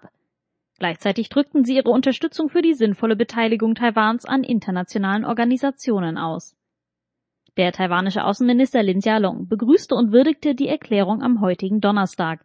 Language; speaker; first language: German; native; German